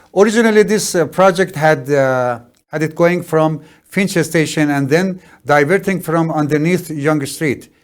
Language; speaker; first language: English; non-native, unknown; Persian